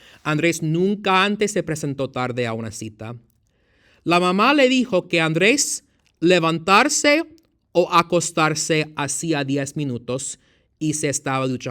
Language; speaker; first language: Spanish; non-native, fluent; English